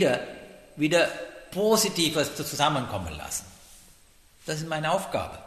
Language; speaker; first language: German; non-native, learner; Sinhala